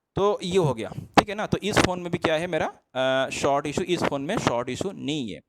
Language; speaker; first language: Hindi; non-native, local second language; Assamese